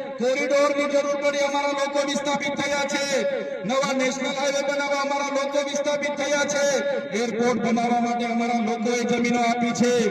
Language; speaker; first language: Gujarati; non-native, local second language; Vasavi